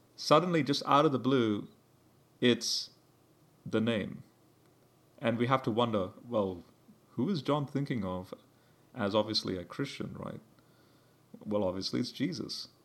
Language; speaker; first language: English; early bilingual, heritage; English